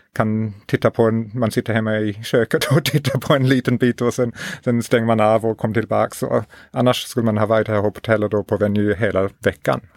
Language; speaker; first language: Swedish; non-native, fluent; English